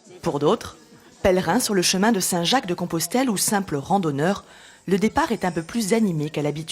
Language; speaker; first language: French; native; French